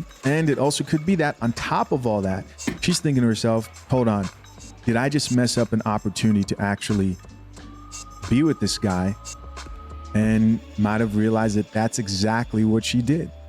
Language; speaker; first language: English; native; English